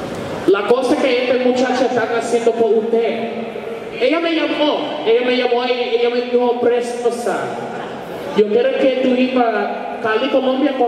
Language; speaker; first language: Spanish; non-native, learner; English